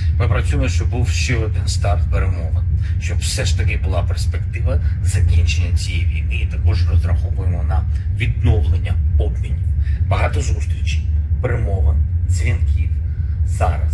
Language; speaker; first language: Ukrainian; non-native, local second language; Russian